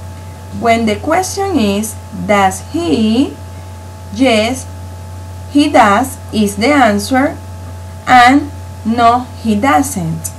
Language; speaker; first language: English; non-native, local second language; Spanish